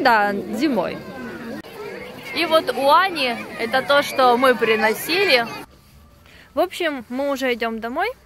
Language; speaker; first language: Russian; native; Russian